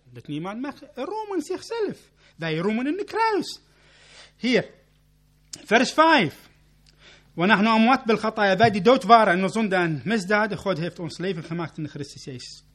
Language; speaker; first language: Dutch; non-native, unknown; Arabic